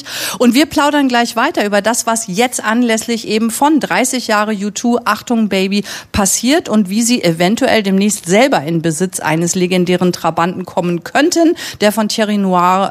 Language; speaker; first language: German; native; German